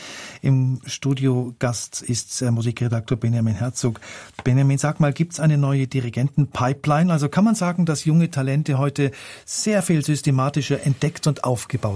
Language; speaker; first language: German; native; German